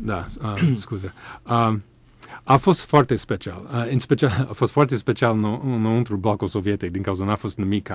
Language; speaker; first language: Romanian; non-native, fluent; English